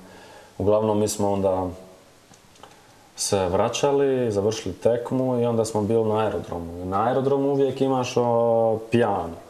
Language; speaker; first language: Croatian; early bilingual, heritage; Croatian